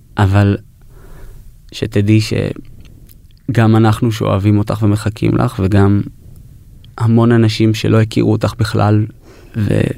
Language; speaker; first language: Hebrew; early bilingual, heritage; Hebrew